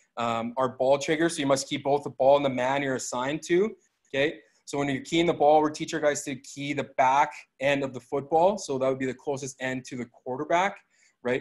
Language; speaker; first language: English; native; English